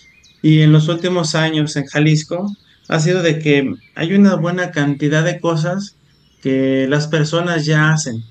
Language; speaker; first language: Spanish; native; Spanish